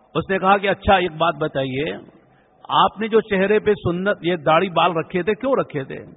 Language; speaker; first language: Urdu; native; Urdu